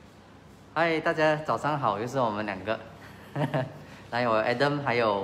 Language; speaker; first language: Chinese; native; Chinese